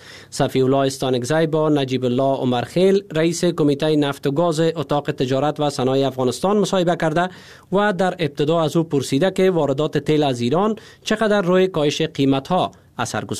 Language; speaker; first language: Persian; native; Persian